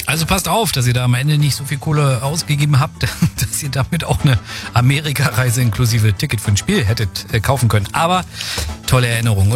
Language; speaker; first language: German; native; German